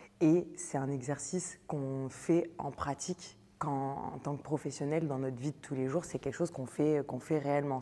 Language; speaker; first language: French; native; French